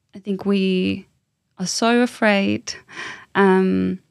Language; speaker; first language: English; non-native, fluent; Finnish